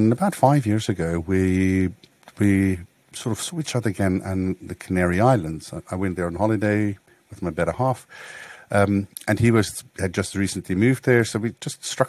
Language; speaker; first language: English; native; English